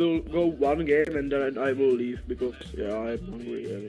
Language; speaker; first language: English; non-native, learner; Czech